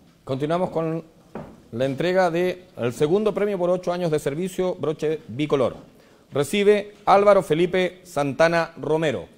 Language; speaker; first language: Spanish; native; Spanish